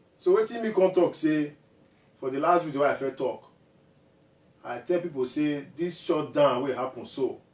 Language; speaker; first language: Nigerian Pidgin; non-native, local second language; Bini